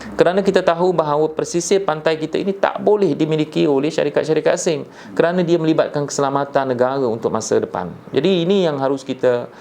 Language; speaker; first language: Malay; native; Malay